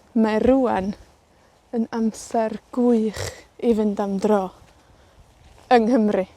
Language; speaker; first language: Welsh; native; Welsh